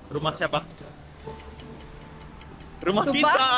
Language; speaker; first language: Indonesian; non-native, fluent; Turkish